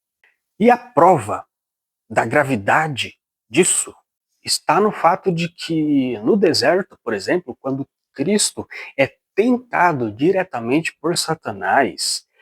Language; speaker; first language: Portuguese; native; Portuguese